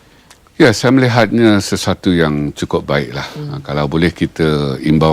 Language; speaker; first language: Malay; native; Malay